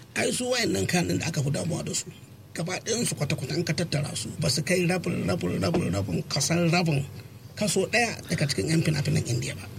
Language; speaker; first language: Hausa; native; Hausa